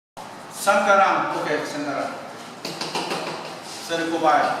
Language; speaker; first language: French; non-native, learner; Vietnamese